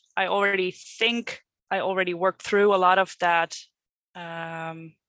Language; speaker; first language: English; non-native, fluent; Dutch